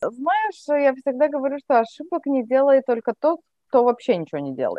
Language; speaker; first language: Russian; native; Russian